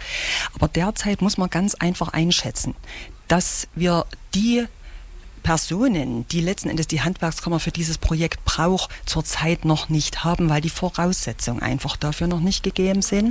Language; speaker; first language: German; native; German